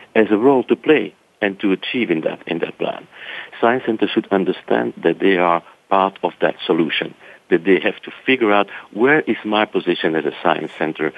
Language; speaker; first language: English; non-native, fluent; French